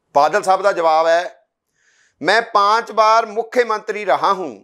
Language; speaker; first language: Hindi; non-native, local second language; Punjabi